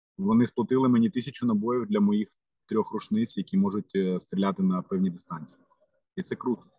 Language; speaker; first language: Ukrainian; non-native, local second language; Russian